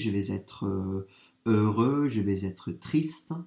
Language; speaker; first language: French; non-native, fluent; English